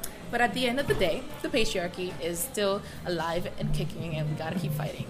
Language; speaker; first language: English; non-native, fluent; Spanish